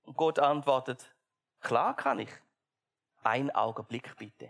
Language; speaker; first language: German; native; German